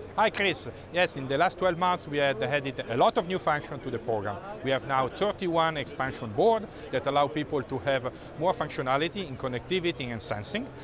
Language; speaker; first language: English; non-native, fluent; Italian